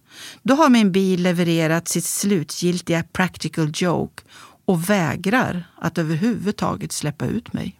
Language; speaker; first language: Swedish; native; Swedish